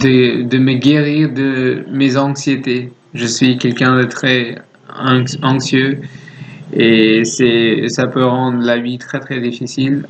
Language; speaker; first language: French; non-native, learner; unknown